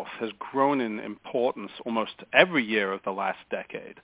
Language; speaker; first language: English; native; English